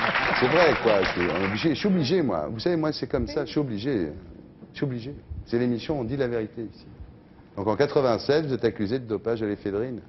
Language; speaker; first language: French; native; French